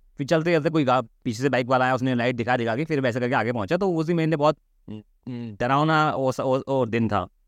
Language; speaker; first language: Hindi; native; Hindi